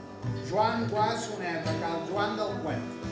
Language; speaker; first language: Catalan; native; Catalan